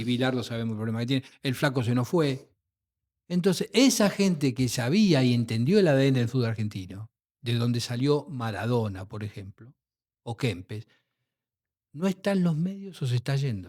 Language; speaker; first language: Spanish; native; Spanish